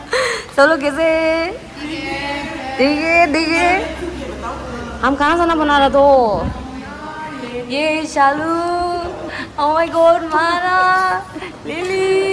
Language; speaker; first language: Hindi; non-native, local second language; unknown